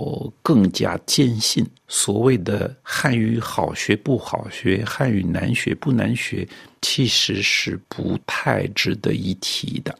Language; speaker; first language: Chinese; non-native, fluent; French